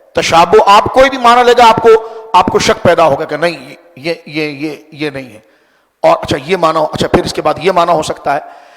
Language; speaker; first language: Urdu; native; Urdu